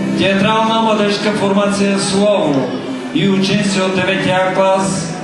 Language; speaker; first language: Bulgarian; native; Bulgarian